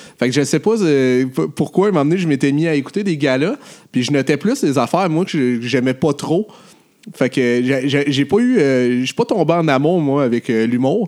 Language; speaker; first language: French; native; French